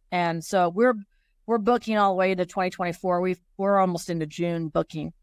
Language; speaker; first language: English; native; English